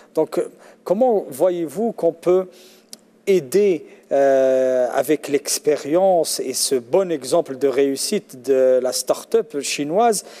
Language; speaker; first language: French; non-native, local second language; Arabic